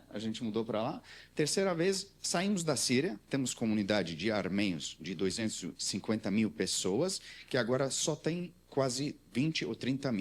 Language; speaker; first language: Portuguese; non-native, learner; Armenian